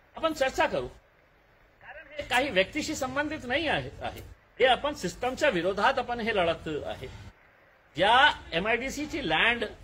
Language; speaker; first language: Marathi; non-native, local second language; Urdu